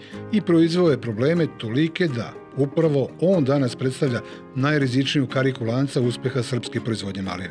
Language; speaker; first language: Serbian; native; Serbian